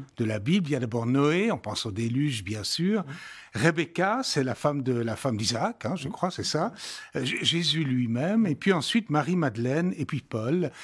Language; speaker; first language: French; native; French